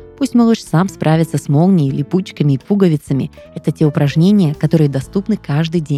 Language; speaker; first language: Russian; native; Russian